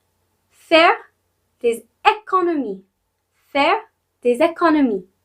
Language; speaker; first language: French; non-native, fluent; English